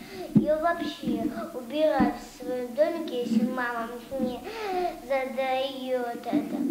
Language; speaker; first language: Russian; early bilingual, heritage; Russian